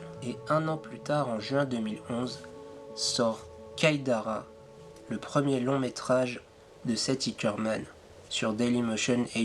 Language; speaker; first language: French; native; French